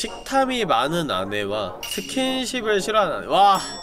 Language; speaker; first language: Korean; native; Korean